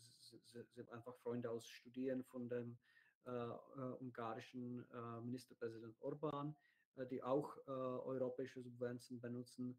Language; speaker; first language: German; non-native, learner; Czech